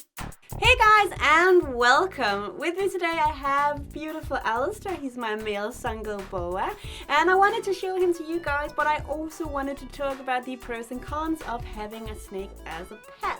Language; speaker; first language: English; non-native, fluent; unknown